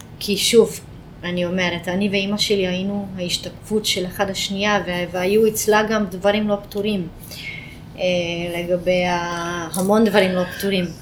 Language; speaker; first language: Hebrew; non-native, fluent; Hungarian